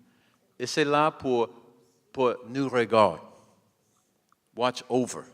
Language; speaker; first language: French; non-native, learner; English